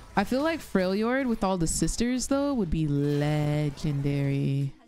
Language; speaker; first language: English; native; English